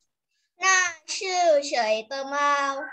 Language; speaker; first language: Chinese; non-native, learner; Thai